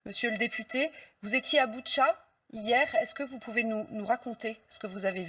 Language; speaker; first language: French; native; French